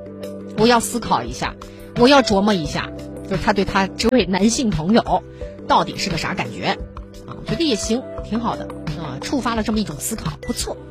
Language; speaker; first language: Chinese; native; Chinese